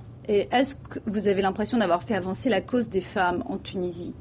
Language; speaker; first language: French; native; French